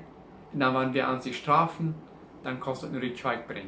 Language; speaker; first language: German; non-native, learner; Plautdietsch